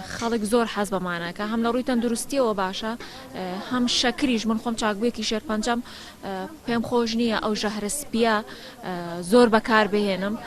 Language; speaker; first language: Central Kurdish; non-native, local second language; Gurani